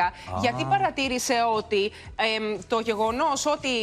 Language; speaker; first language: Greek; native; Greek